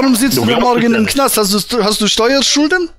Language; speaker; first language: German; native; German